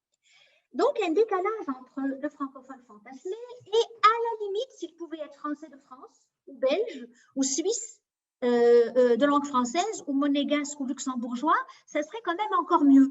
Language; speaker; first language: French; native; French